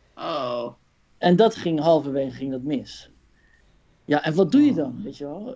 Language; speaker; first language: Dutch; early bilingual, other home language; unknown